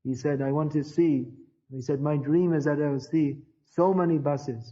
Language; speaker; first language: English; native; English